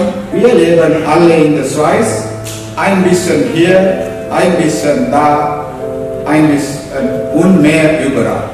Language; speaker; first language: German; non-native, learner; Sinhala